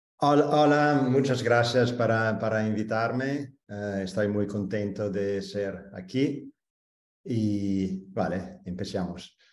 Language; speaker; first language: Spanish; non-native, fluent; Italian